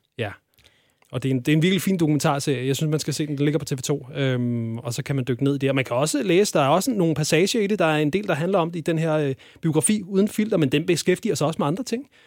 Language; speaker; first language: Danish; native; Danish